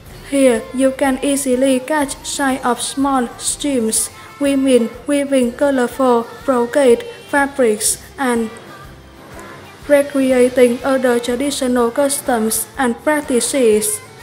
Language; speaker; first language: English; non-native, fluent; Vietnamese